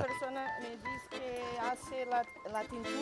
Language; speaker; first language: Spanish; non-native, learner; Portuguese